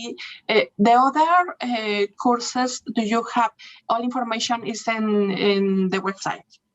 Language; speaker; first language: English; non-native, learner; Spanish